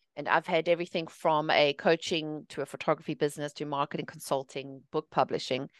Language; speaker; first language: English; native; English